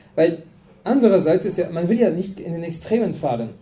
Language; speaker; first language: German; non-native, fluent; French